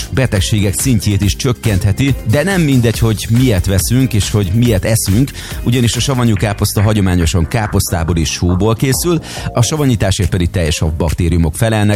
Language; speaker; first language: Hungarian; native; Hungarian